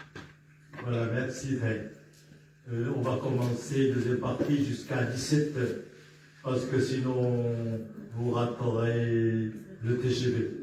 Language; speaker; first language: French; non-native, fluent; Vietnamese